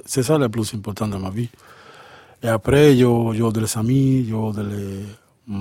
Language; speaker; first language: French; non-native, learner; Spanish